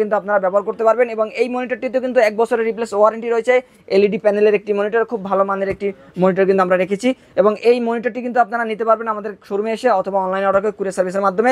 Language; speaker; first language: Bangla; native; Bangla